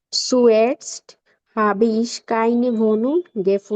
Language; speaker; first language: German; non-native, learner; Bangla